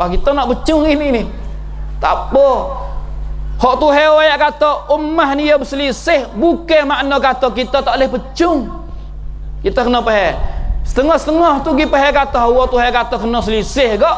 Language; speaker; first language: Malay; native; Malay